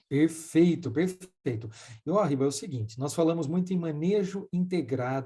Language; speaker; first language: Portuguese; native; Portuguese